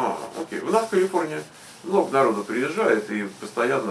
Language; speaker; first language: Russian; native; Russian